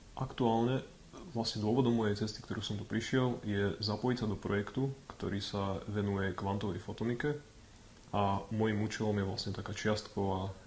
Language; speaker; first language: Slovak; native; Slovak